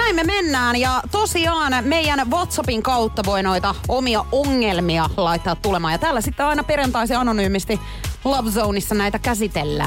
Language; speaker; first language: Finnish; native; Finnish